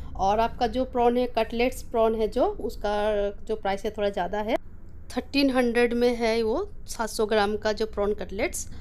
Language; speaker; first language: Hindi; non-native, local second language; Bangla